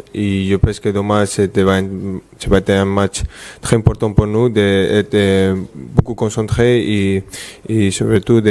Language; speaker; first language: French; non-native, fluent; Spanish